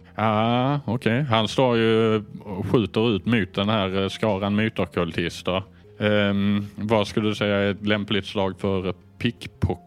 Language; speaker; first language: Swedish; native; Swedish